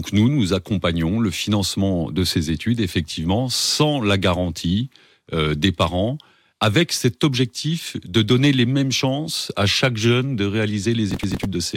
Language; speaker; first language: French; native; French